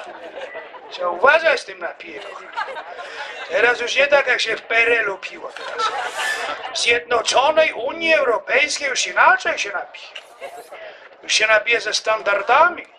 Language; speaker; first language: Polish; native; Polish